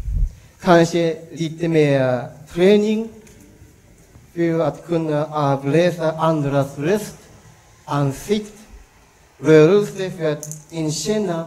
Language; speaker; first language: Swedish; non-native, learner; Japanese